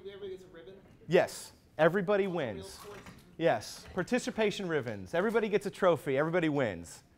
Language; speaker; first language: English; native; English